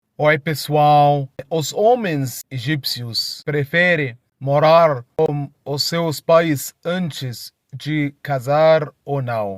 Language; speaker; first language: Portuguese; non-native, fluent; Arabic